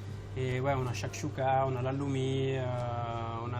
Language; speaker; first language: French; non-native, fluent; Italian